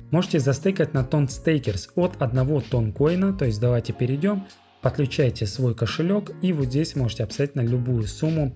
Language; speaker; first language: Russian; native; Russian